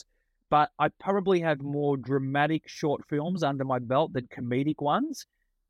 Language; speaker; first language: English; non-native, local second language; Italian